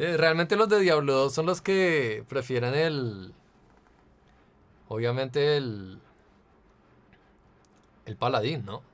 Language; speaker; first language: Spanish; native; Spanish